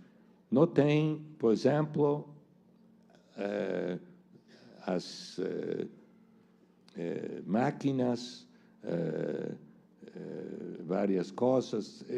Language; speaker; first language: Portuguese; non-native, fluent; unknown